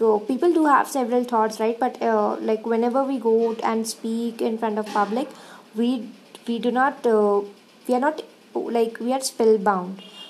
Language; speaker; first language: English; non-native, local second language; Hindi